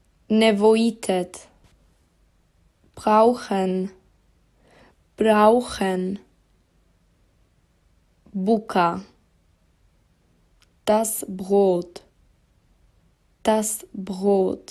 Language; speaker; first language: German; non-native, fluent; Albanian